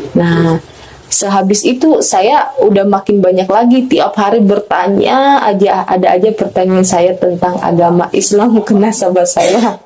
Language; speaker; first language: Indonesian; non-native, local second language; Batak Toba